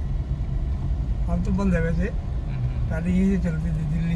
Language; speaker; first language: Hindi; native; Hindi